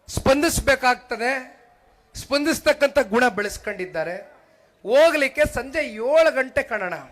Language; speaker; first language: Kannada; native; Kannada